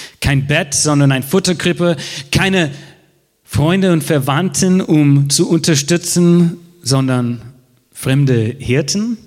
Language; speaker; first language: German; non-native, fluent; English